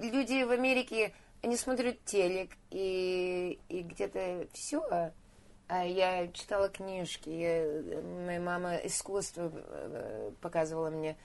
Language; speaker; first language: Russian; early bilingual, heritage; Russian